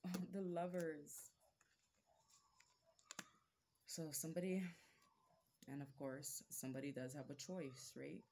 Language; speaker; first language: English; native; English